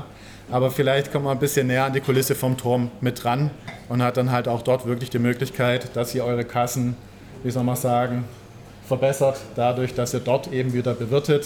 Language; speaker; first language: German; native; German